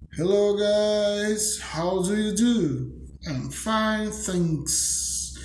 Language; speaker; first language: English; non-native, fluent; Portuguese